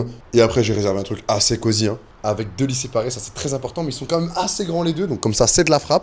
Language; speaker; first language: French; native; French